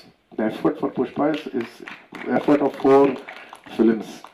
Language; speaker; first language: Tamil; non-native, local second language; Telugu